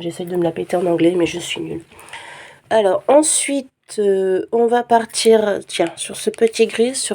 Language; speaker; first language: French; native; French